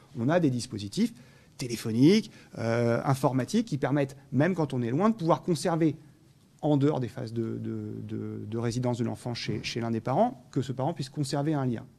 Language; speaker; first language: French; native; French